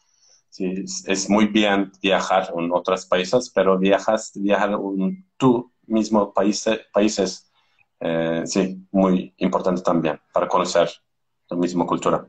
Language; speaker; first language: Spanish; non-native, learner; Turkish